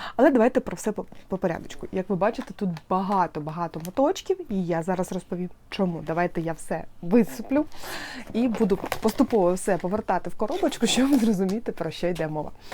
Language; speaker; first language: Ukrainian; non-native, local second language; Russian